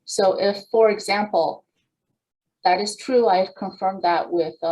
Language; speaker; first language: English; native; English